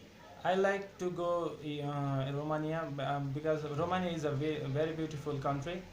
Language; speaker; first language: English; non-native, learner; Nepali